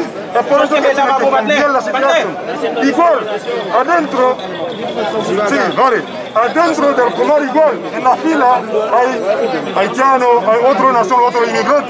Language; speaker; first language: Spanish; non-native, learner; Haitian Creole